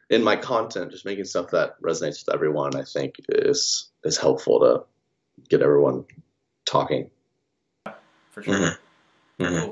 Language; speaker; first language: English; native; English